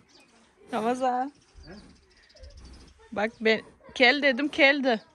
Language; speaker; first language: Turkish; non-native, learner; Tajik